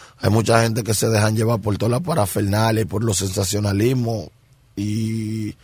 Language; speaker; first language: Spanish; native; Spanish